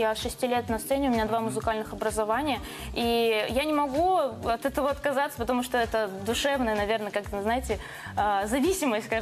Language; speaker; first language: Russian; native; Russian